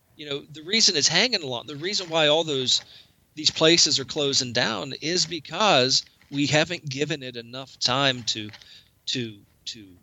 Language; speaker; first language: English; native; English